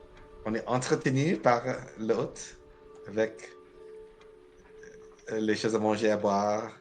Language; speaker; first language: French; non-native, learner; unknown